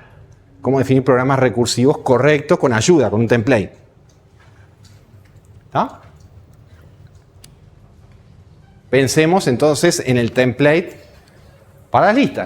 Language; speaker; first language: Spanish; native; Spanish